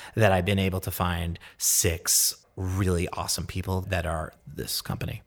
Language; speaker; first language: English; native; English